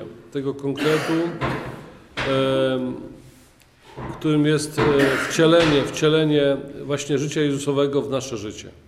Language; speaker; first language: Polish; native; Polish